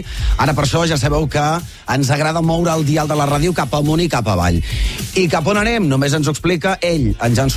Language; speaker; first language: Catalan; native; Catalan